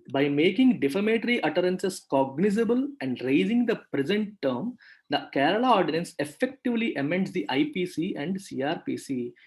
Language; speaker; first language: English; non-native, local second language; Telugu